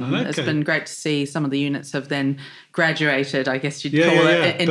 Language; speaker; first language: English; native; English